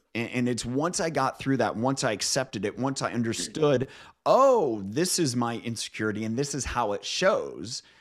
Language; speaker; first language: English; native; English